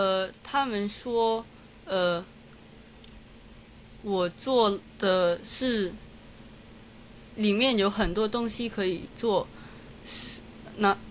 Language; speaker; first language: Chinese; non-native, local second language; Cantonese